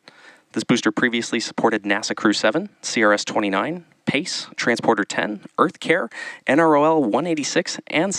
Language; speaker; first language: English; native; English